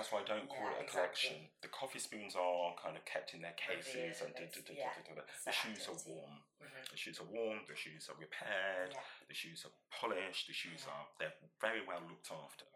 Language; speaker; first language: English; native; English